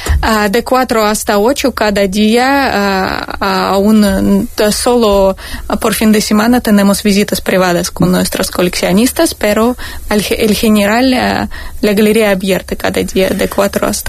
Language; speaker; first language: Spanish; non-native, fluent; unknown